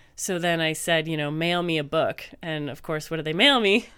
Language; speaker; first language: English; native; English